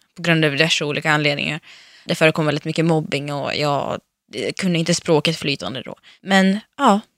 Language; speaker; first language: Swedish; early bilingual, other home language; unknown